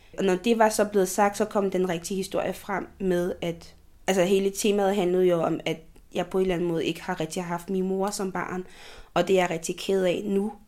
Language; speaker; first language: Danish; early bilingual, other home language; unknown